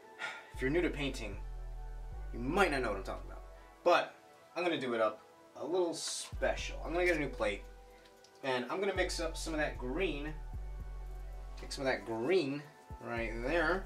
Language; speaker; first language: English; native; English